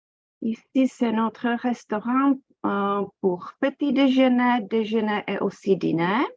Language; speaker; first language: French; non-native, fluent; Czech